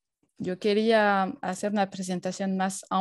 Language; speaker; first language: Spanish; non-native, fluent; French